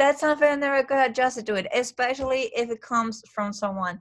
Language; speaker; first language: English; non-native, fluent; Italian